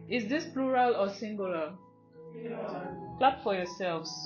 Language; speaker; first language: English; non-native, fluent; French